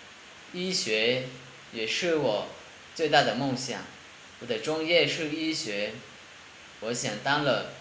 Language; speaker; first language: Chinese; non-native, learner; Lao